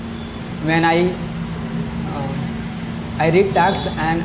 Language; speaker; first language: English; non-native, learner; Hindi